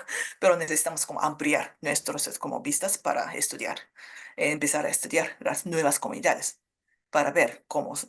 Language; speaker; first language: Spanish; non-native, fluent; Japanese